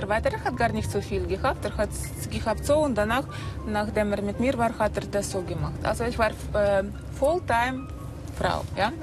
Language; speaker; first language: German; non-native, fluent; Russian